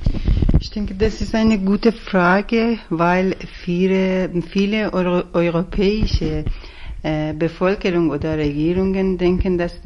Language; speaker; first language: German; non-native, fluent; Persian